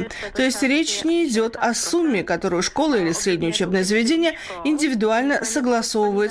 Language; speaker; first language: Russian; native; Russian